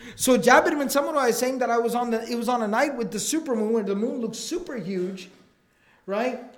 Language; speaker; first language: English; native; English